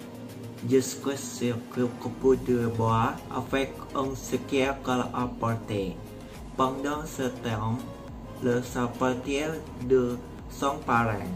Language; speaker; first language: French; non-native, learner; Indonesian